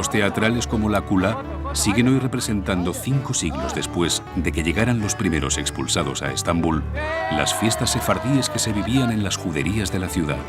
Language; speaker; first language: Spanish; native; Spanish